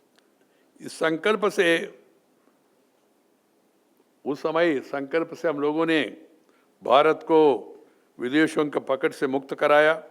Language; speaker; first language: Hindi; non-native, local second language; Telugu